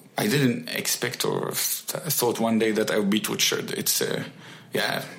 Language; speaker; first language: English; non-native, fluent; Arabic